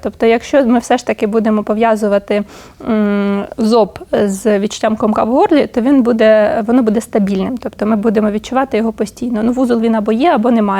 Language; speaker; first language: Ukrainian; native; Ukrainian